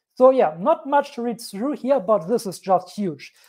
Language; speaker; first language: English; non-native, fluent; German